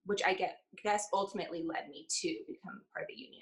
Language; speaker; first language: English; native; English